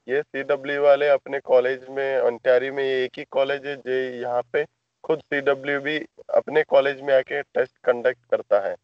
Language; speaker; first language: Hindi; non-native, local second language; Malayalam